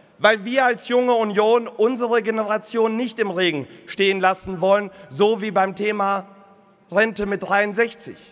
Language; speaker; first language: German; early bilingual, other home language; Polish